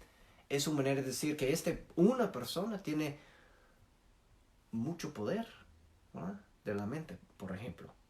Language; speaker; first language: Spanish; non-native, fluent; English